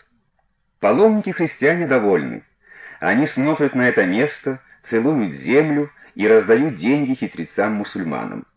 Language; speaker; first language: Russian; native; Russian